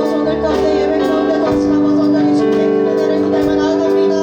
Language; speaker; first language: Korean; native; Korean